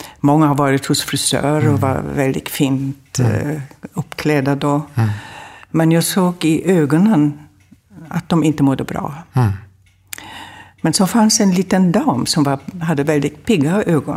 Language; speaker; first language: Swedish; non-native, fluent; German